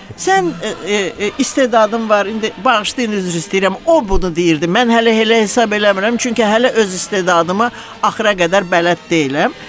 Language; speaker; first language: Azerbaijani; non-native, local second language; Russian